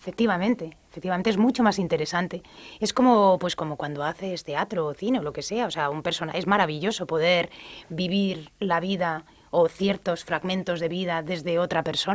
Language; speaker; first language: Spanish; native; Spanish